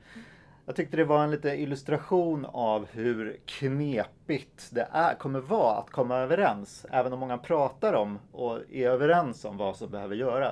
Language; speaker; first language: Swedish; native; Swedish